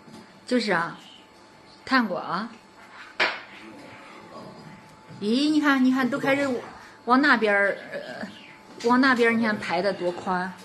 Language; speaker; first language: Chinese; native; Chinese